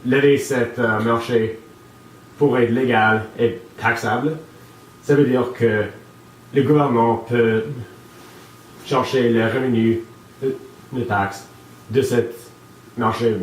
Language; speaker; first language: French; non-native, local second language; English